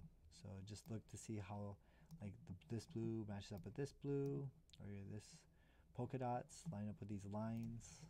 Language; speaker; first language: English; native; English